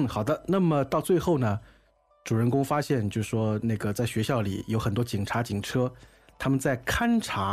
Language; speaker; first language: Chinese; native; Chinese